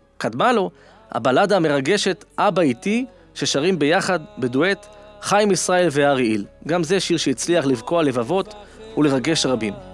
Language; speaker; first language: Hebrew; native; Hebrew